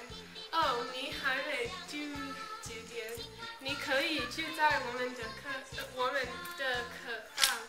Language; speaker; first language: Chinese; non-native, learner; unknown